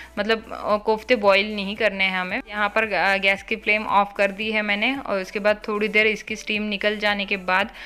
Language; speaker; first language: Hindi; non-native, local second language; Marathi